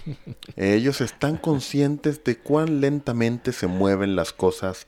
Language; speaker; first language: Spanish; native; Spanish